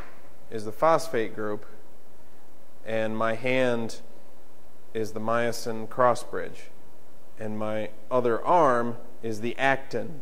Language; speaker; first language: English; native; English